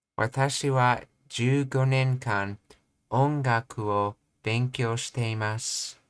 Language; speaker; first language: Japanese; non-native, learner; English